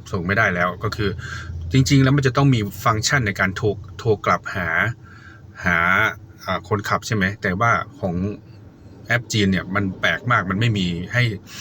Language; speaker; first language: Thai; native; Thai